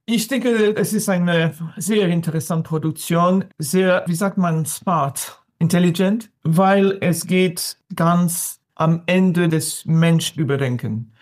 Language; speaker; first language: German; non-native, learner; French